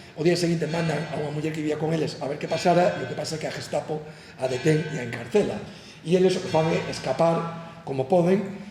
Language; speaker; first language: Galician; native; Galician